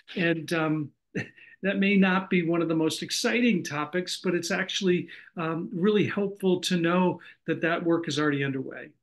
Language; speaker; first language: English; native; English